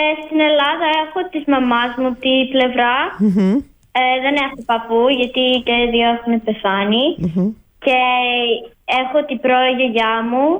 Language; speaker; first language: Greek; early bilingual, heritage; Greek